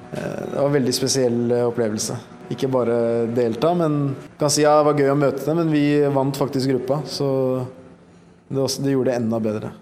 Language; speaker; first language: Norwegian; early bilingual, other home language; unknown